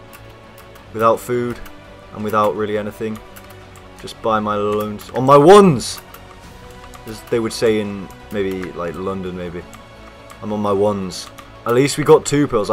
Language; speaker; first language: English; native; English